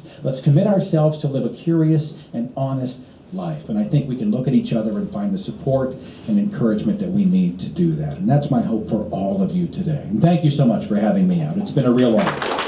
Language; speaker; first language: English; native; English